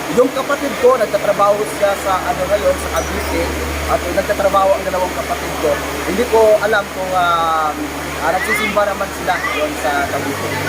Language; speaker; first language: Filipino; non-native, local second language; Cebuano